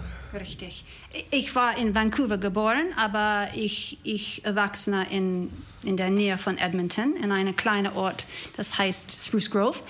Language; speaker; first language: German; non-native, learner; English